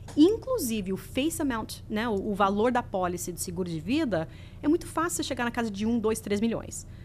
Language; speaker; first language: Portuguese; early bilingual, heritage; English